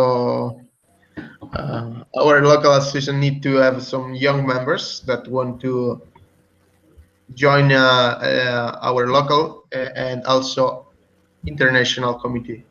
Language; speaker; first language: English; non-native, fluent; Italian